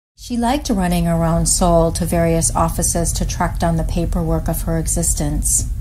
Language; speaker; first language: English; native; English